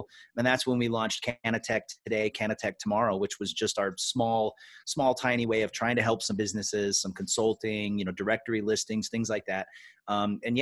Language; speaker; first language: English; native; English